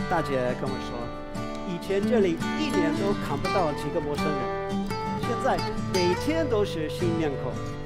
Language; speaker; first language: Chinese; non-native, fluent; English